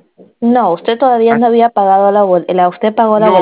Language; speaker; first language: Spanish; native; Spanish